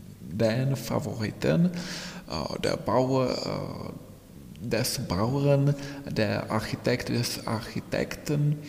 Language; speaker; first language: German; non-native, fluent; Czech